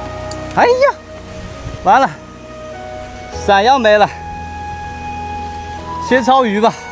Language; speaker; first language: Chinese; native; Chinese